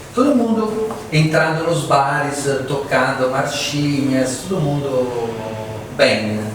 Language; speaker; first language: Portuguese; non-native, fluent; Italian